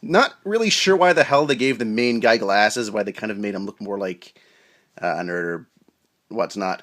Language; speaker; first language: English; native; English